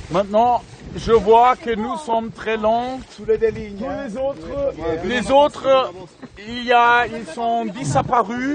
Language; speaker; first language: French; non-native, fluent; German